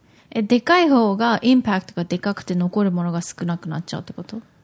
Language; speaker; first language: Japanese; early bilingual, heritage; Japanese